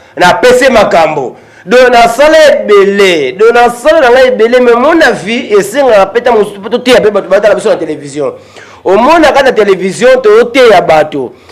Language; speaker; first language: Lingala; non-native, local second language; Kongo